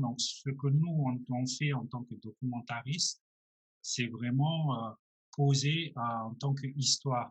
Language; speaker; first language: French; non-native, local second language; Malagasy